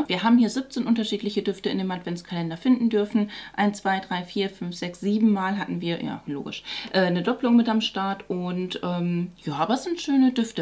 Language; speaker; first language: German; native; German